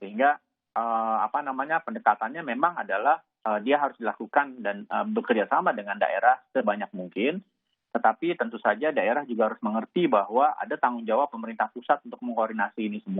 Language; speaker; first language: Indonesian; native; Indonesian